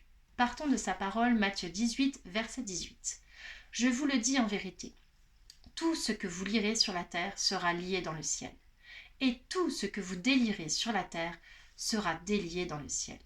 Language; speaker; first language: French; native; French